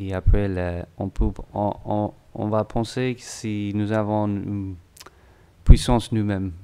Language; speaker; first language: French; non-native, learner; English